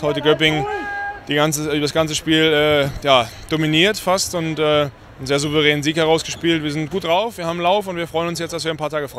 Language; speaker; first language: German; native; German